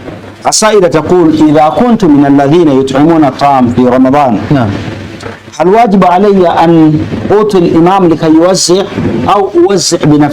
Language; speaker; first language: Arabic; non-native, fluent; Ganda